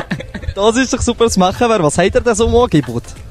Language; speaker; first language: German; native; German